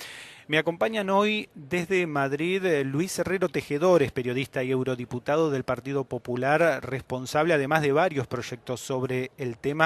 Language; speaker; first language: Spanish; native; Spanish